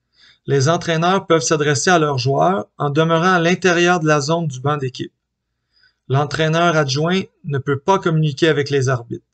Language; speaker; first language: French; native; French